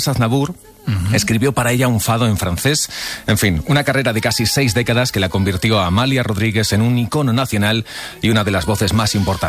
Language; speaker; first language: Spanish; native; Spanish